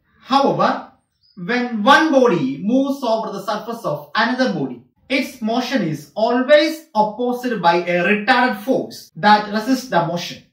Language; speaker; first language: English; non-native, local second language; Malayalam